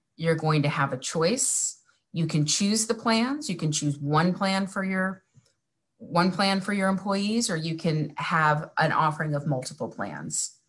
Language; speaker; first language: English; native; English